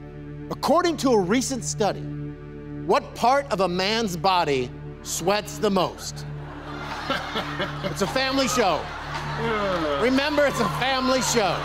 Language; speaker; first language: English; native; English